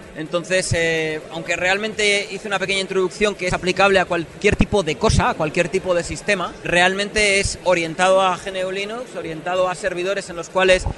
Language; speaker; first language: Spanish; native; Spanish